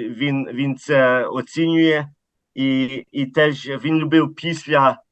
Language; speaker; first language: Ukrainian; early bilingual, heritage; Ukrainian